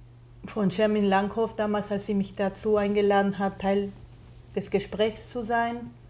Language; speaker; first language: German; non-native, fluent; Spanish